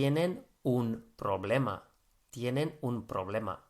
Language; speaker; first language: Spanish; non-native, fluent; English